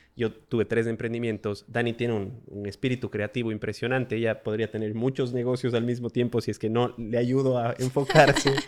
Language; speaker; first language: Spanish; native; Spanish